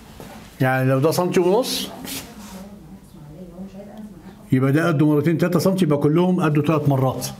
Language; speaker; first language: Arabic; native; Arabic